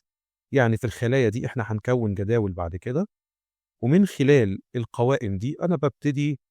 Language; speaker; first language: Arabic; native; Arabic